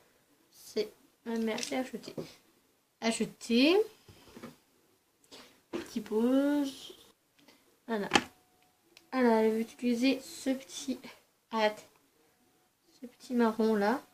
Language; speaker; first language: French; early bilingual, other home language; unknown